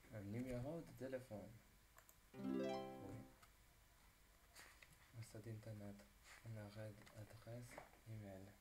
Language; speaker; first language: French; non-native, learner; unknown